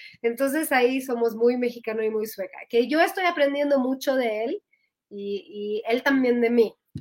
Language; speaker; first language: Spanish; non-native, fluent; Swedish